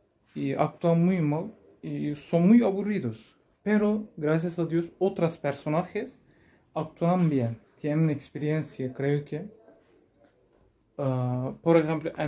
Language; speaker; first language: Spanish; non-native, learner; Turkish